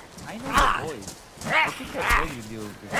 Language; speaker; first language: English; non-native, fluent; Italian